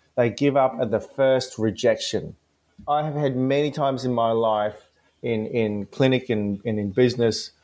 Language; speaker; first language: English; early bilingual, other home language; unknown